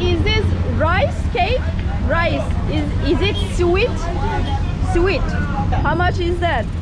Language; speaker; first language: English; non-native, learner; Turkish